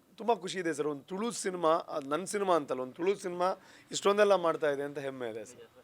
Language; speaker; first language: Kannada; non-native, local second language; Tulu